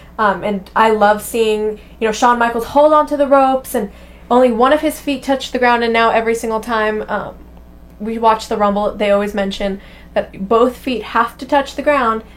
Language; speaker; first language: English; native; English